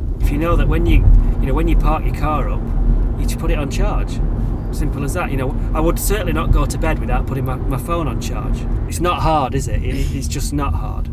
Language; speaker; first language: English; native; English